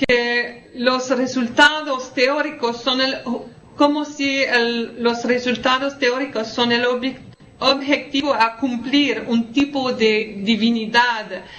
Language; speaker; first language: Spanish; non-native, learner; French